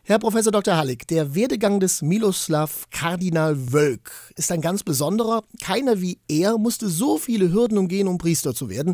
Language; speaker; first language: German; native; German